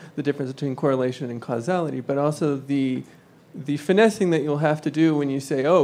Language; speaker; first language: English; native; English